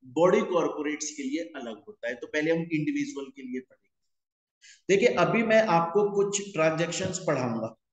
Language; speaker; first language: Hindi; native; Hindi